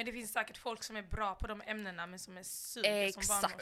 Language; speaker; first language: Swedish; native; Swedish